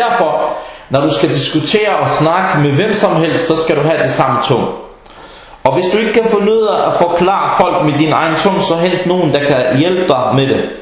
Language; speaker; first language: Danish; early bilingual, other home language; Arabic